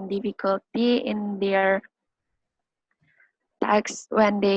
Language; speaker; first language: English; non-native, learner; Indonesian